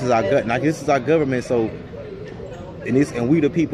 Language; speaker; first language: English; native; English